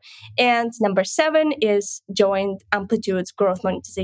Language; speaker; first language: English; non-native, fluent; Ukrainian